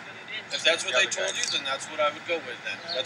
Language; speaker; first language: English; native; English